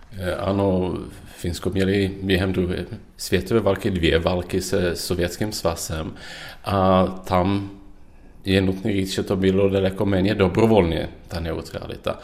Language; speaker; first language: Czech; non-native, fluent; Swedish